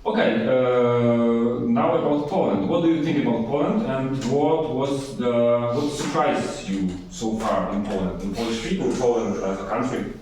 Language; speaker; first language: English; non-native, fluent; Polish